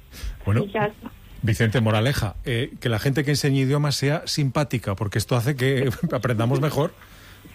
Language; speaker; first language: Spanish; native; Spanish